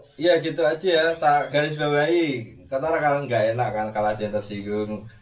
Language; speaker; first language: Indonesian; non-native, local second language; Javanese